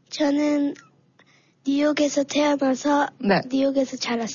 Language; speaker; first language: Korean; early bilingual, heritage; Korean